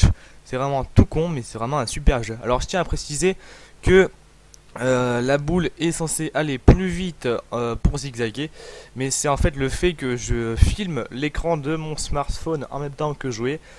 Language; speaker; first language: French; native; French